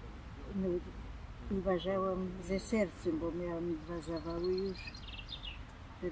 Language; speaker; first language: Polish; non-native, local second language; German